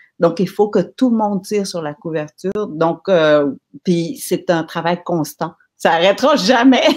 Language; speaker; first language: French; early bilingual, other home language; Vietnamese